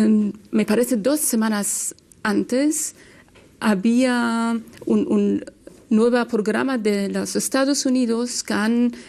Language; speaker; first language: Spanish; non-native, learner; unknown